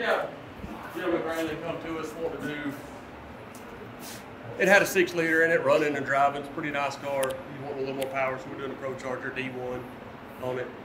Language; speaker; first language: English; native; English